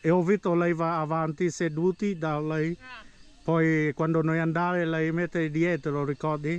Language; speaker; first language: Italian; non-native, learner; Vietnamese